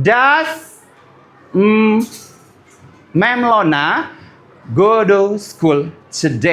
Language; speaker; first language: English; non-native, learner; Indonesian